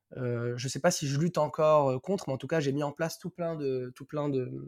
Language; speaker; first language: French; non-native, local second language; Arabic